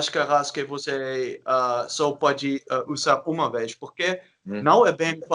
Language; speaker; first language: Portuguese; non-native, learner; Dutch